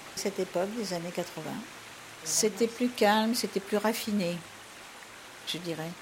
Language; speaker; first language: French; native; French